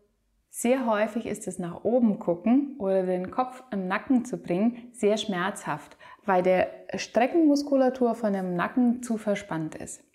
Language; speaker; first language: German; native; German